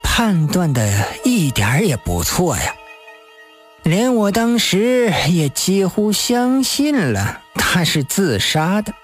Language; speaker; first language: Chinese; native; Chinese